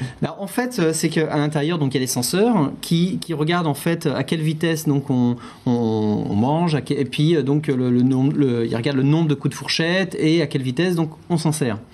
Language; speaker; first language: French; native; French